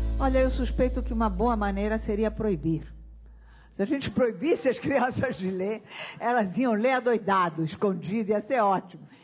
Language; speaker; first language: Portuguese; early bilingual, other home language; Italian